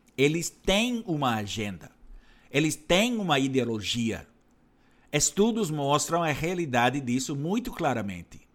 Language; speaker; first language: Portuguese; non-native, fluent; English